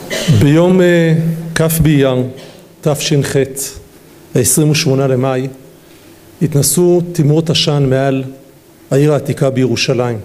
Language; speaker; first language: Hebrew; native; Hebrew